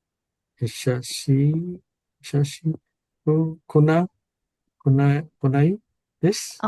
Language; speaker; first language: Japanese; non-native, learner; Filipino